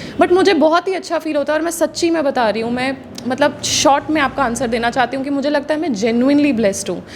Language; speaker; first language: Hindi; non-native, local second language; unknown